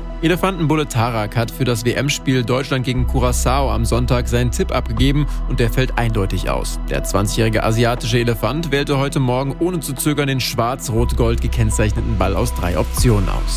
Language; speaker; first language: German; native; German